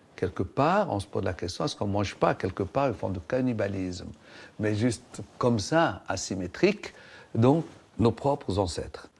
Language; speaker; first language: French; non-native, local second language; Arabic